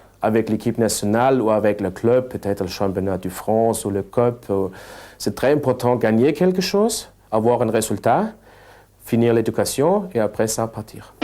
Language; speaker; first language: French; non-native, fluent; German